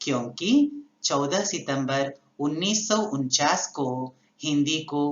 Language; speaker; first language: Hindi; non-native, local second language; Telugu